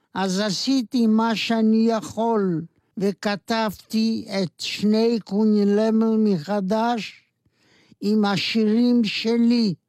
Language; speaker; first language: Hebrew; non-native, fluent; Yiddish